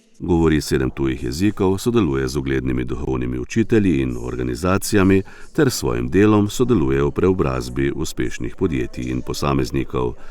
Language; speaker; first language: Slovenian; native; Slovenian